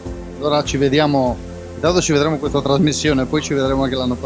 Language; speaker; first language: Italian; native; Italian